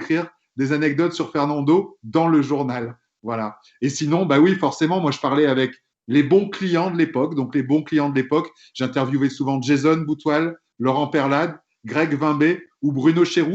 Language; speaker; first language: French; native; French